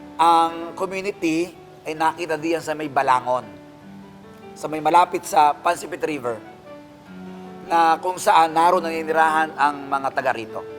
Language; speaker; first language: Filipino; native; Filipino